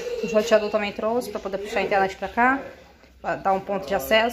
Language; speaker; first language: Portuguese; native; Portuguese